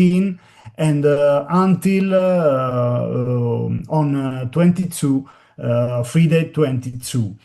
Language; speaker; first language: English; non-native, learner; Italian